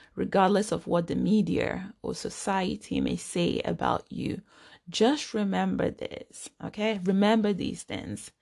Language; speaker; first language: English; non-native, local second language; Igbo